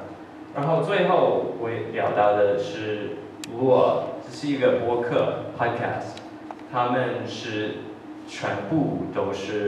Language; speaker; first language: Chinese; early bilingual, heritage; English